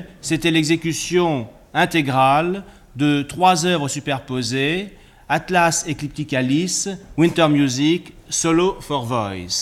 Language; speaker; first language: French; native; French